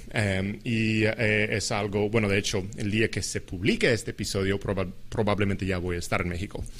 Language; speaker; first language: Spanish; non-native, fluent; English